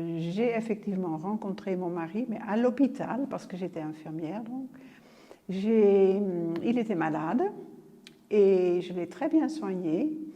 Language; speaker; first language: French; non-native, fluent; Dutch